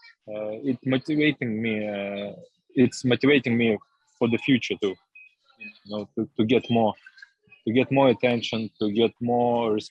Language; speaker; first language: English; non-native, learner; Russian